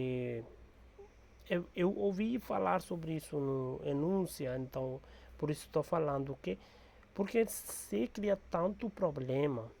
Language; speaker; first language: Portuguese; non-native, learner; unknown